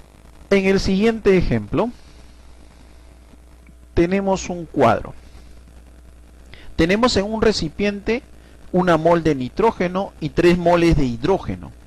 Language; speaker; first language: Spanish; native; Spanish